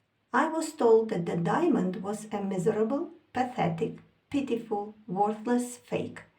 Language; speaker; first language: English; non-native, fluent; Ukrainian